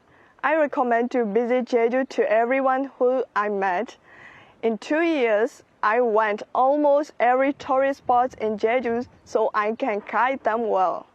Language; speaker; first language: English; non-native, fluent; Burmese